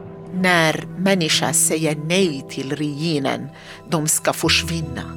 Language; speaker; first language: Swedish; non-native, learner; Arabic